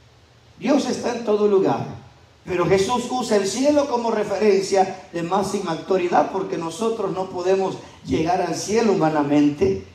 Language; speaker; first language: Spanish; native; Spanish